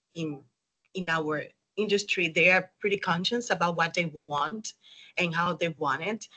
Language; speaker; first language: English; non-native, fluent; Spanish